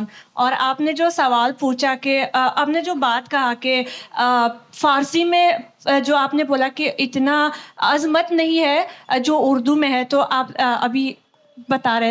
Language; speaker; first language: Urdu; non-native, learner; Persian